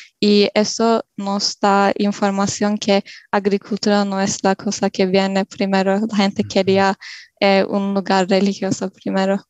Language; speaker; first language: Spanish; non-native, learner; Turkish